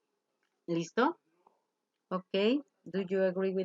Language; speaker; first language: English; non-native, learner; Spanish